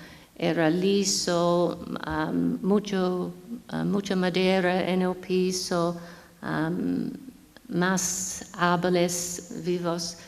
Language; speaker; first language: Spanish; non-native, fluent; English